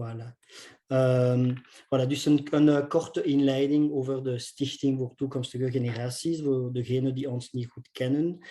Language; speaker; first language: Dutch; non-native, local second language; French